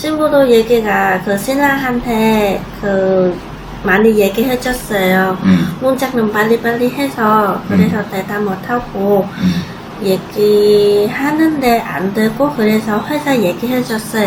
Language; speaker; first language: Korean; non-native, learner; Vietnamese